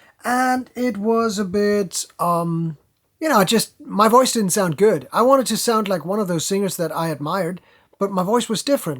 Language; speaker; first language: English; non-native, fluent; German